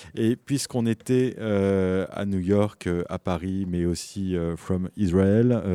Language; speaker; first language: French; native; French